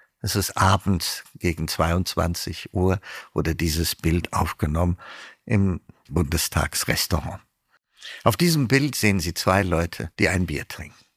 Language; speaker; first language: German; non-native, fluent; Amharic